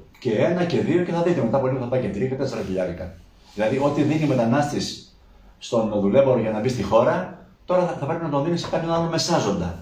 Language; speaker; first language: Greek; native; Greek